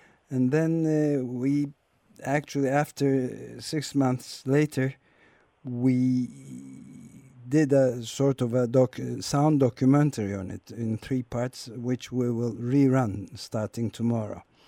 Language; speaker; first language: English; non-native, fluent; Turkish